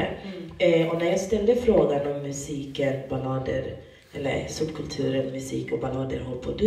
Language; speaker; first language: Swedish; native; Swedish